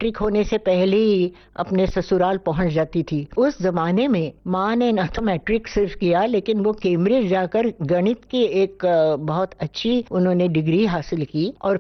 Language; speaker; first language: Hindi; non-native, local second language; Marathi